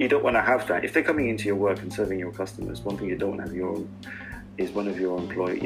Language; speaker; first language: English; non-native, local second language; Urdu